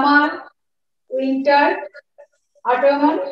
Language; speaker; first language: English; non-native, learner; Bangla